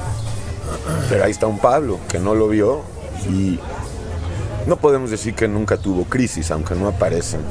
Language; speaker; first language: Spanish; native; Spanish